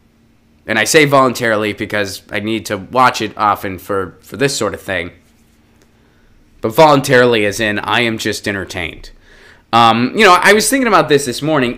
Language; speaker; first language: English; native; English